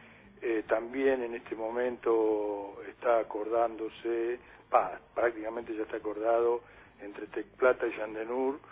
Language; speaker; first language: Spanish; native; Spanish